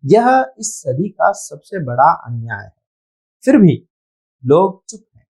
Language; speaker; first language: Hindi; non-native, local second language; Telugu